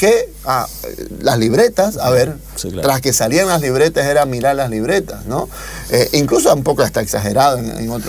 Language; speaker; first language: Spanish; native; Spanish